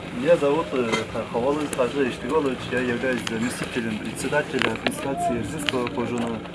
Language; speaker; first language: Russian; non-native, local second language; Tuvinian